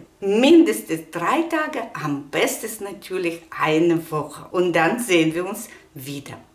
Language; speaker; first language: German; non-native, learner; Russian